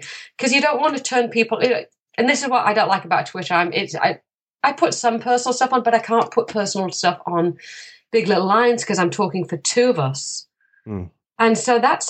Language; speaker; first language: English; native; English